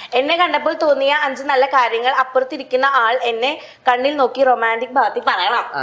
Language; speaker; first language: Malayalam; native; Malayalam